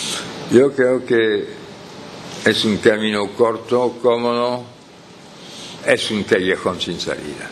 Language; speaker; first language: Spanish; non-native, fluent; French